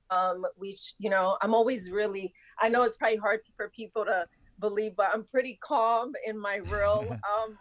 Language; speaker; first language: English; native; English